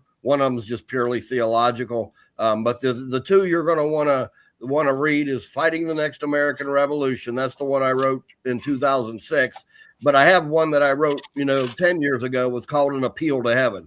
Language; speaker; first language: English; native; English